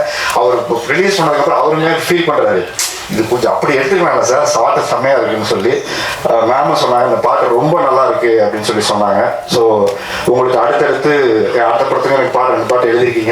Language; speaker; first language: Tamil; native; Tamil